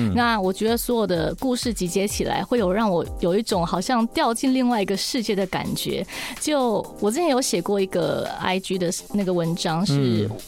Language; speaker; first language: Chinese; native; Chinese